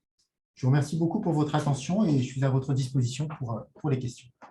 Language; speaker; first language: French; native; French